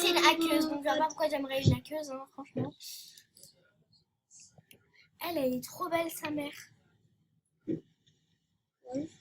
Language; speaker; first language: French; native; French